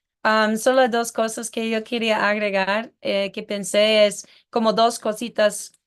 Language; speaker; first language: Spanish; non-native, fluent; English